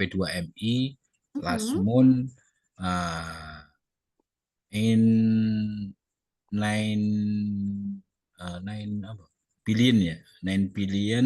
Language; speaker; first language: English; non-native, learner; Indonesian